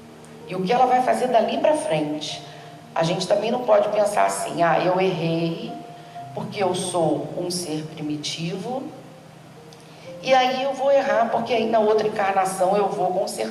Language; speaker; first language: Portuguese; native; Portuguese